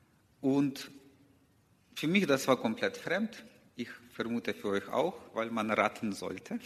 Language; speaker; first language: German; non-native, learner; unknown